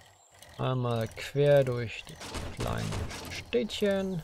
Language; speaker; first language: German; native; German